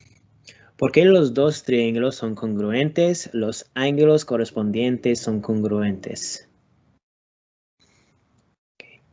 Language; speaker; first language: Spanish; non-native, learner; English